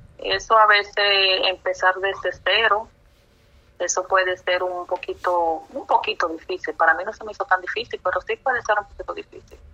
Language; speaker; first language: Spanish; native; Spanish